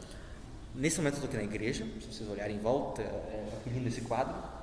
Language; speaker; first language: Portuguese; native; Portuguese